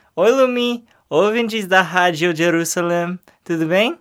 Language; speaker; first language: Portuguese; non-native, learner; English